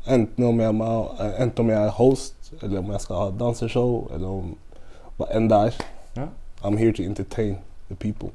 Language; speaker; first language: Norwegian; native; Norwegian